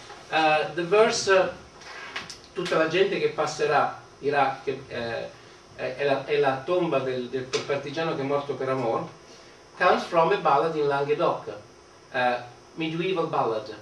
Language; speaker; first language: Italian; native; Italian